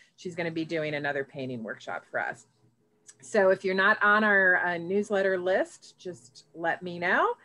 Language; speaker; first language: English; native; English